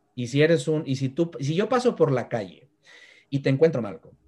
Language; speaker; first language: Spanish; native; Spanish